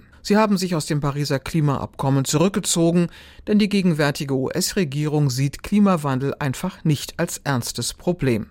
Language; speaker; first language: German; native; German